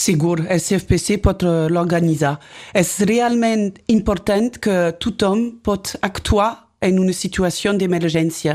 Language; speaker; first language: Catalan; non-native, local second language; French